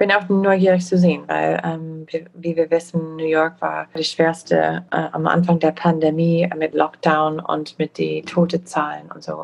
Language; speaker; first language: German; non-native, fluent; English